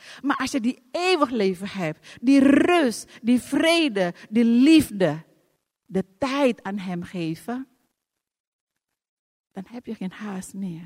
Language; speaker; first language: Dutch; non-native, fluent; Indonesian